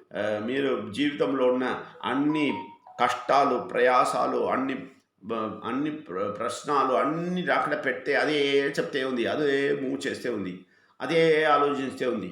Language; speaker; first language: Telugu; non-native, fluent; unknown